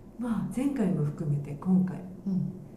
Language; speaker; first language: Japanese; early bilingual, other home language; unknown